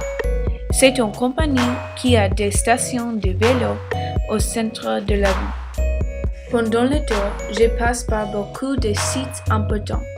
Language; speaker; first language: French; non-native, learner; English